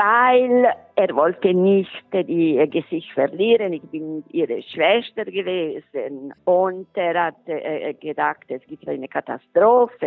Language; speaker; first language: German; non-native, local second language; Italian